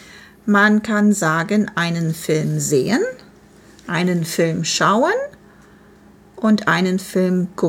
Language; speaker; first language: German; non-native, fluent; English